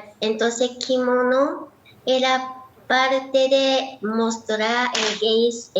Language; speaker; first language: Spanish; non-native, learner; Japanese